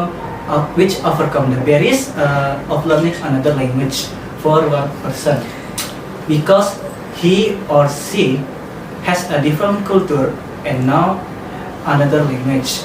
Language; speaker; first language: English; non-native, learner; Indonesian